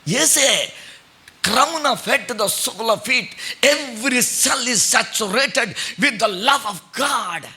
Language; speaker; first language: English; non-native, local second language; Telugu